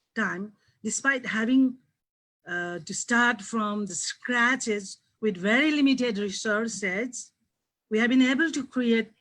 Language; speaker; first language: English; non-native, local second language; Nepali